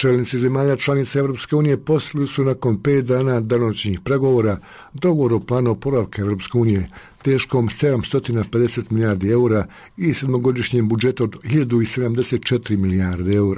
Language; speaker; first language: Croatian; native; Croatian